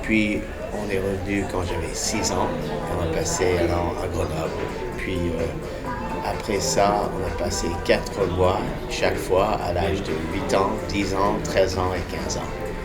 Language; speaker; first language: French; early bilingual, heritage; English